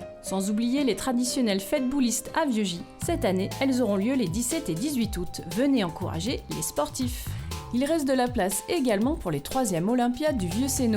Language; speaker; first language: French; native; French